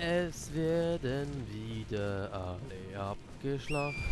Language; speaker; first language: German; native; German